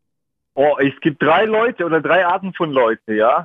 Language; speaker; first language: German; early bilingual, other home language; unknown